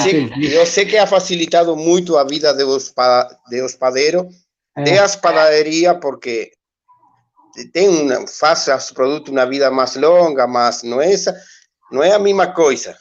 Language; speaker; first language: Portuguese; non-native, learner; Spanish